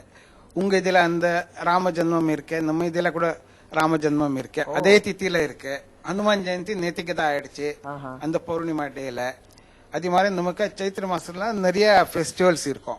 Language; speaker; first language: Tamil; non-native, fluent; Marathi